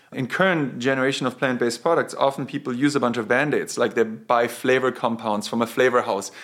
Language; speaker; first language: English; non-native, fluent; German